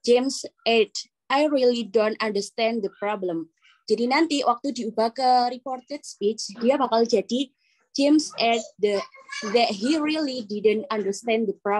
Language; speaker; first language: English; non-native, learner; Indonesian